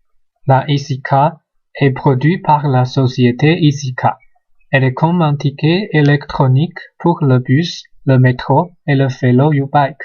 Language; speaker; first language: French; non-native, learner; Chinese